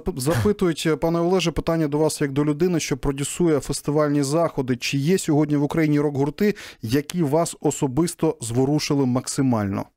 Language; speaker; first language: Ukrainian; native; Ukrainian